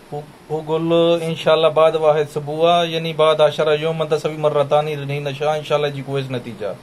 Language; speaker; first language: Arabic; non-native, learner; Urdu